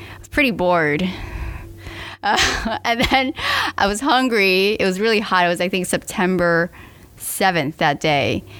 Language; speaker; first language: English; native; English